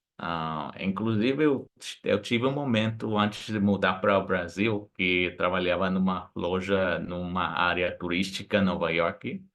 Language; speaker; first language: Portuguese; non-native, fluent; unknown